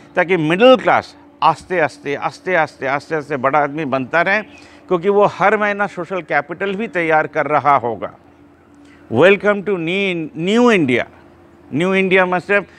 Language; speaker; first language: Hindi; non-native, local second language; Bangla